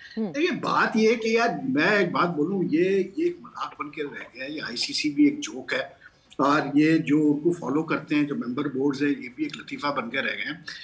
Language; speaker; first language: Urdu; non-native, local second language; Punjabi